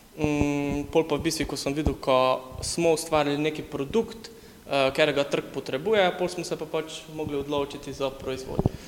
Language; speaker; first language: Slovenian; native; Slovenian